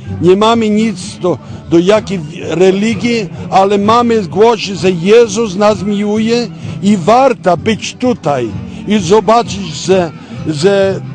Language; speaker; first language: Polish; early bilingual, heritage; Polish